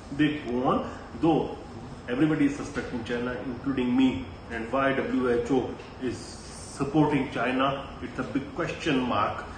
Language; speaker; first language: English; non-native, local second language; Hindi